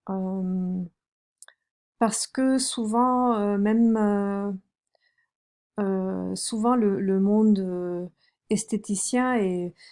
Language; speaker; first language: French; non-native, fluent; German